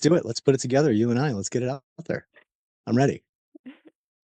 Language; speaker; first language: English; native; English